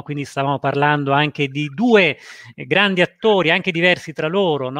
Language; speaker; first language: Italian; native; Italian